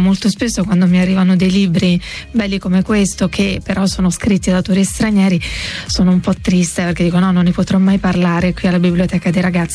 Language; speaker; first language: Italian; native; Italian